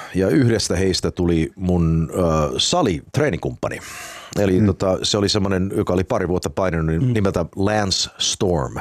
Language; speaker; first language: Finnish; early bilingual, heritage; Finnish